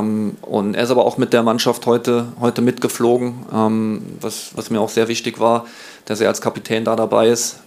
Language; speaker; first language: German; native; German